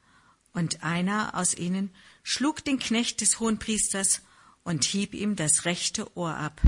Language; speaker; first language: German; native; German